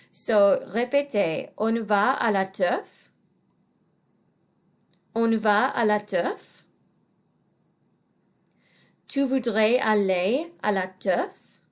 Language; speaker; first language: French; non-native, fluent; English